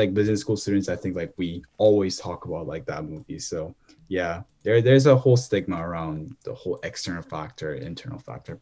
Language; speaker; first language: English; non-native, fluent; Korean